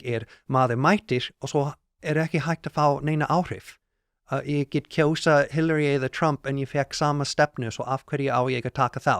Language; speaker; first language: Icelandic; non-native, learner; English